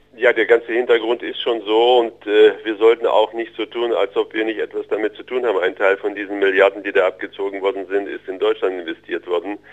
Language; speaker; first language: German; early bilingual, other home language; Russian